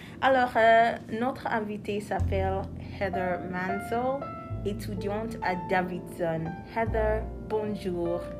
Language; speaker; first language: French; non-native, learner; English